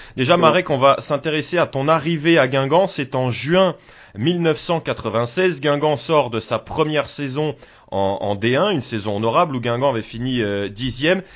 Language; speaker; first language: French; native; French